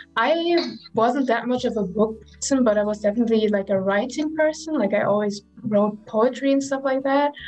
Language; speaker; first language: English; non-native, fluent; German